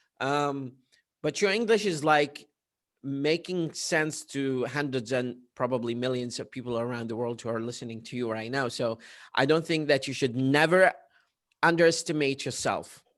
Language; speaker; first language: English; non-native, fluent; Arabic